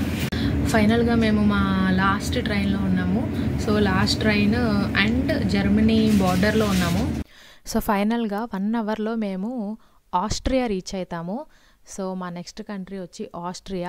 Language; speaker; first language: Telugu; native; Telugu